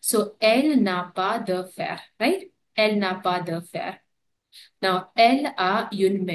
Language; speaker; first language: French; non-native, learner; Hindi